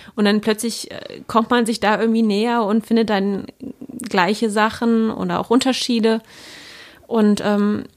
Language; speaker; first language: German; native; German